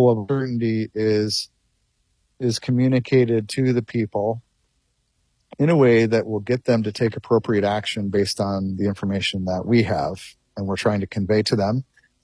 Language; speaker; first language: English; native; English